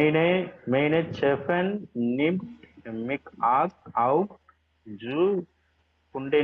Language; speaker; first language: German; non-native, learner; Tamil